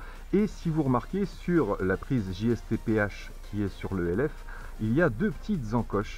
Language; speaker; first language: French; native; French